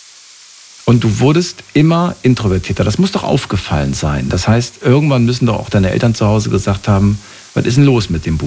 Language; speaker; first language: German; native; German